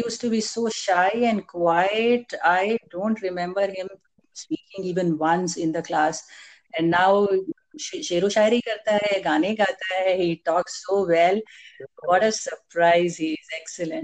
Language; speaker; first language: English; non-native, local second language; Hindi